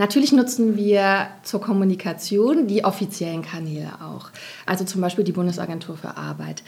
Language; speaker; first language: German; native; German